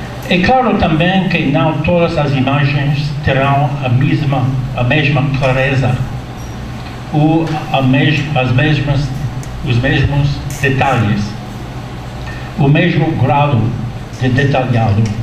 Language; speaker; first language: Portuguese; non-native, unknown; English